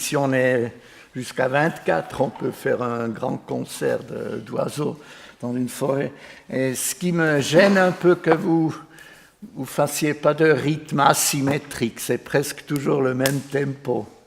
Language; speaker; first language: French; non-native, fluent; Swiss German